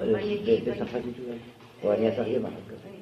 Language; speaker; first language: Hebrew; non-native, fluent; French